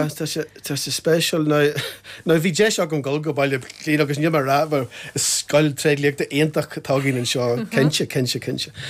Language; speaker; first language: Irish; non-native, local second language; English